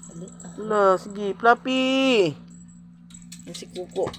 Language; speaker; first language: Filipino; native; Filipino